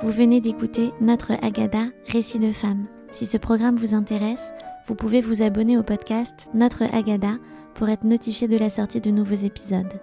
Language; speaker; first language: French; native; French